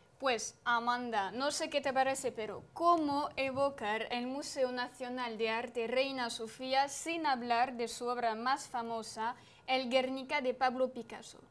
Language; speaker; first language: Spanish; non-native, fluent; French